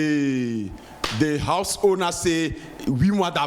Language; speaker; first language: English; non-native, learner; French